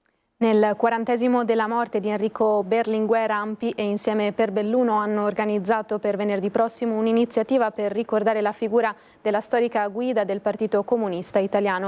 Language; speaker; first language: Italian; native; Italian